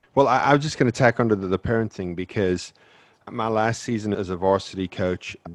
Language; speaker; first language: English; native; English